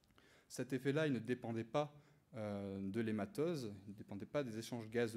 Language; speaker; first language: French; native; French